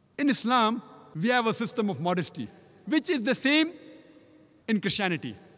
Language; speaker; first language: English; non-native, local second language; Konkani